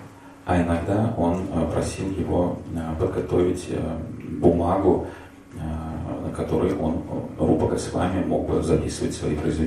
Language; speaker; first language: Russian; native; Russian